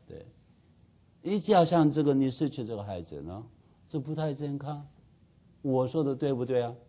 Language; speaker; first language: Chinese; non-native, fluent; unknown